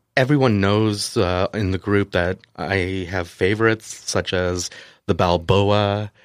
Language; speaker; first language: English; native; English